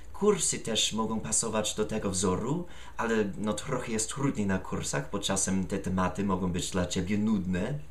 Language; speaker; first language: Polish; non-native, fluent; English